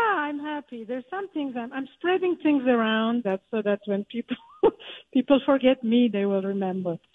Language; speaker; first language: English; early bilingual, other home language; Turkish